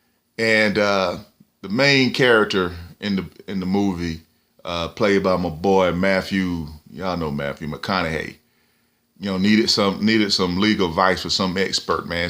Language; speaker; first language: English; native; English